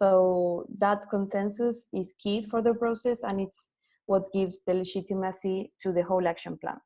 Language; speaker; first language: English; non-native, fluent; Spanish